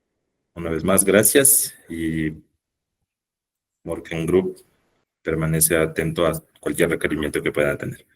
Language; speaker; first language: Spanish; native; Spanish